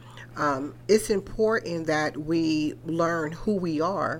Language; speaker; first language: English; native; English